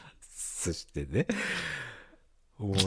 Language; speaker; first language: Japanese; native; Japanese